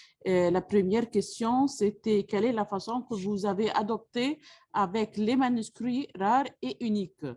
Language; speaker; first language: French; non-native, learner; Arabic